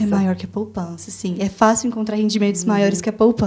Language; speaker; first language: Portuguese; native; Portuguese